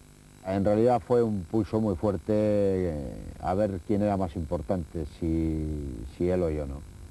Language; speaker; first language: Spanish; native; Spanish